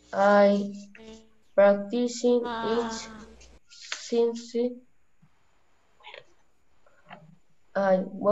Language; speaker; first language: English; non-native, learner; Spanish